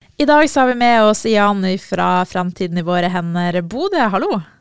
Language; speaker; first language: Norwegian; native; Norwegian